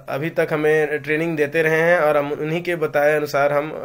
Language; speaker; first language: Hindi; native; Hindi